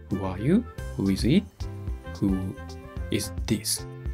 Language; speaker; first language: English; non-native, learner; Japanese